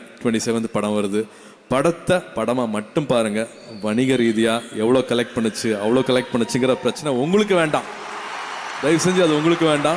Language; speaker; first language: Tamil; native; Tamil